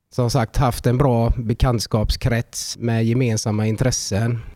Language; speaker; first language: Swedish; early bilingual, other home language; Finnish